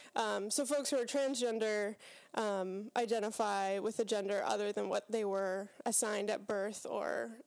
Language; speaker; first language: English; native; English